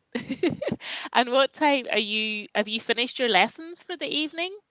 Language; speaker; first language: English; native; English